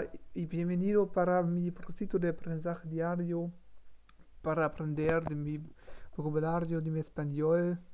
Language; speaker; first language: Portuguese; non-native, learner; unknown